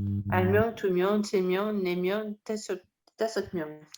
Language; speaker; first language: Korean; non-native, learner; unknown